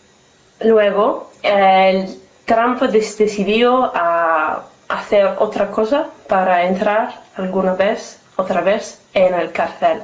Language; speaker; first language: Spanish; non-native, learner; English